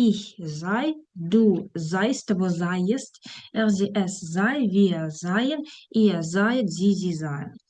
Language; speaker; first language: German; non-native, fluent; Ukrainian